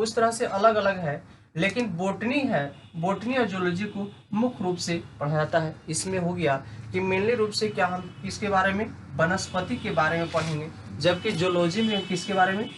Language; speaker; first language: Hindi; native; Hindi